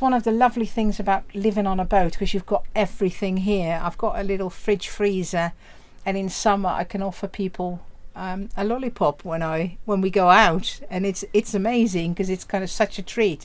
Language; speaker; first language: English; non-native, fluent; Dutch